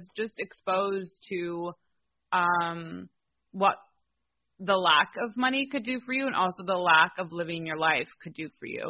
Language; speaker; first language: English; native; English